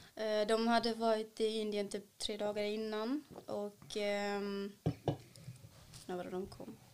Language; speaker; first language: Swedish; early bilingual, other home language; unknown